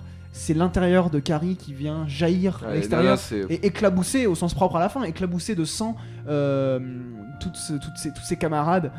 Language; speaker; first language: French; native; French